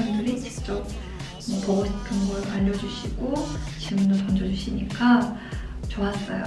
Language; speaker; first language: Korean; non-native, fluent; Japanese